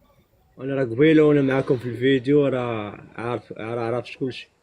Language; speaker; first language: Arabic; native; Arabic